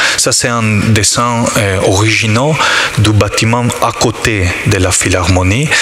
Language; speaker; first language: French; non-native, learner; Italian